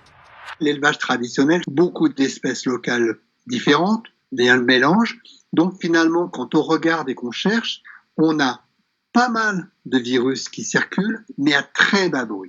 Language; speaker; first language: French; native; French